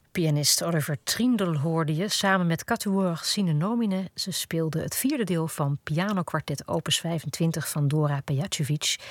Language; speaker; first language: Dutch; native; Dutch